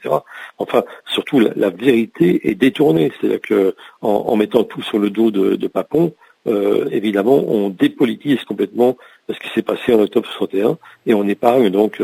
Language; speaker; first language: French; native; French